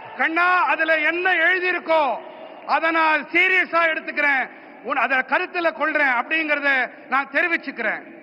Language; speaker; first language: Tamil; native; Tamil